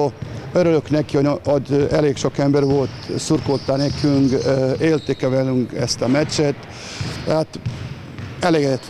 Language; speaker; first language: Hungarian; non-native, fluent; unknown